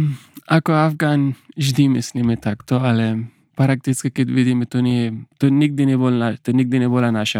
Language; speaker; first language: Slovak; non-native, learner; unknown